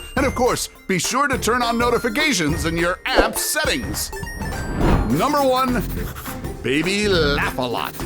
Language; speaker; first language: English; native; English